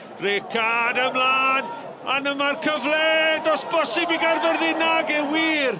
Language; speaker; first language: Welsh; native; Welsh